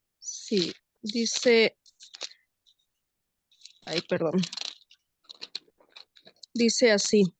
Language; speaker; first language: Spanish; native; Spanish